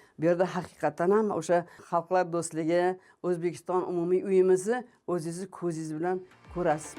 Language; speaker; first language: Uzbek; non-native, local second language; Tajik